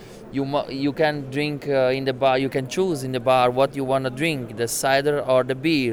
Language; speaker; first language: English; non-native, learner; Latvian